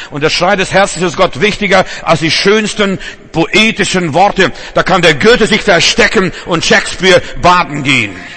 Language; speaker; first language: German; non-native, fluent; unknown